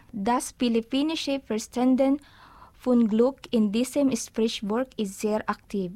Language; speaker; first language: German; non-native, learner; Filipino